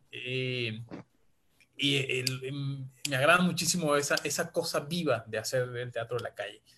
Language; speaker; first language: Spanish; native; Spanish